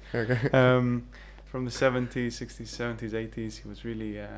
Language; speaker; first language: English; early bilingual, other home language; Greek